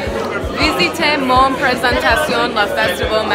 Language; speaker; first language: French; non-native, learner; English